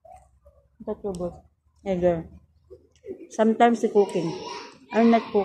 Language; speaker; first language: English; non-native, learner; Filipino